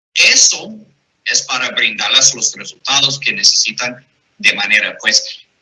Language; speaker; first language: Spanish; non-native, fluent; English